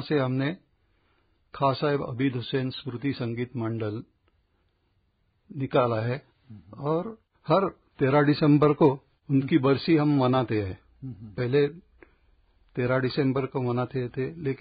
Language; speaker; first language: Hindi; non-native, local second language; Marathi